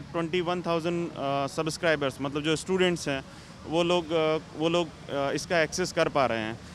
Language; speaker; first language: Hindi; native; Hindi